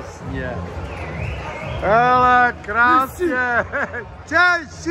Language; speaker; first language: Czech; non-native, learner; German